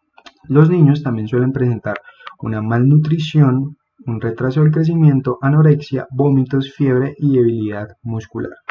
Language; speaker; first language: Spanish; native; Spanish